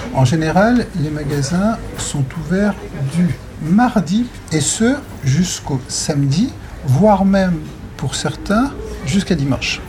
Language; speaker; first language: French; native; French